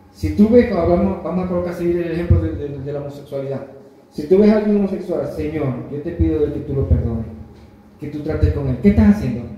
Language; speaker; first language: Spanish; native; Spanish